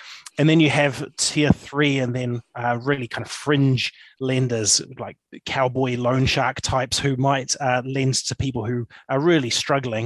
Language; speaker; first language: English; native; English